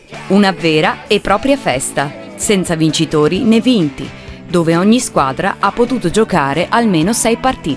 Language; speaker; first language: Italian; native; Italian